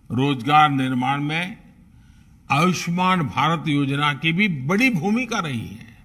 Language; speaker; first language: Hindi; non-native, local second language; Gujarati